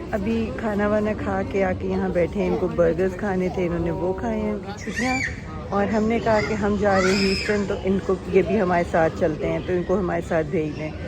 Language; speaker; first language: Urdu; native; Urdu